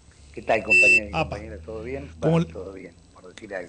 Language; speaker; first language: Spanish; native; Spanish